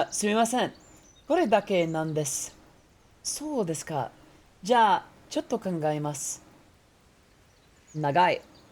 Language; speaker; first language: Japanese; non-native, learner; English